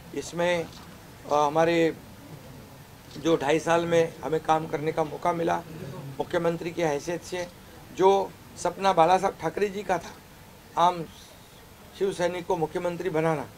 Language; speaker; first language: Hindi; non-native, local second language; Marathi